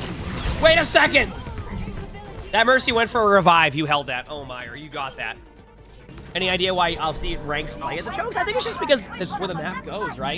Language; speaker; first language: English; native; English